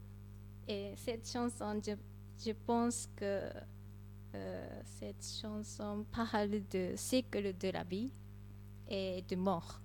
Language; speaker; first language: French; non-native, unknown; Japanese